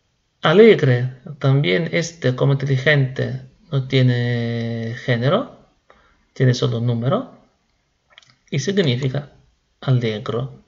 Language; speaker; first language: Spanish; non-native, fluent; Italian